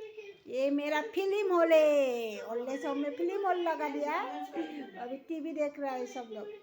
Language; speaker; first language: Hindi; non-native, local second language; Assamese